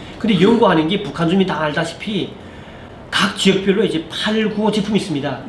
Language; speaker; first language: Korean; native; Korean